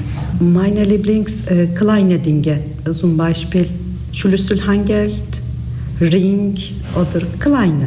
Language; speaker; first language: German; non-native, learner; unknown